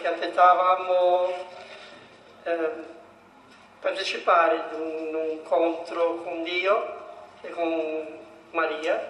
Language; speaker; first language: Italian; non-native, learner; Portuguese